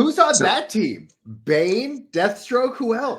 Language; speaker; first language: English; native; English